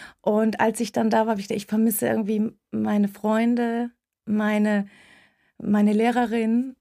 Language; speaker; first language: German; early bilingual, other home language; Turkish